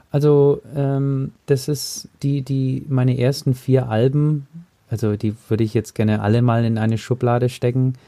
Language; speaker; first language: German; early bilingual, heritage; German